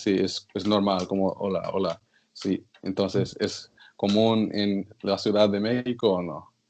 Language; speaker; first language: Spanish; non-native, learner; English